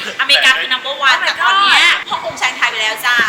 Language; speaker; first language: Thai; native; Thai